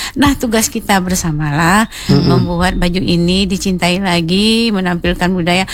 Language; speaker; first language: Indonesian; non-native, local second language; Minangkabau